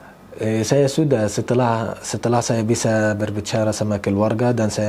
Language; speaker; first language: Indonesian; non-native, fluent; Arabic